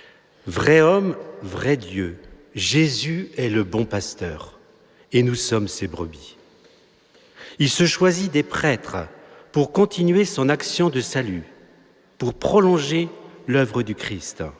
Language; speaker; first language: French; native; French